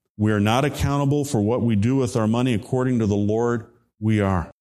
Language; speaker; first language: English; native; English